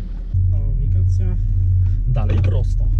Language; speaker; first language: Polish; native; Polish